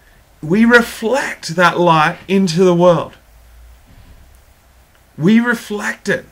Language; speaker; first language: English; native; English